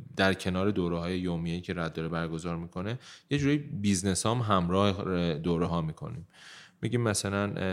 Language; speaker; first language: Persian; native; Persian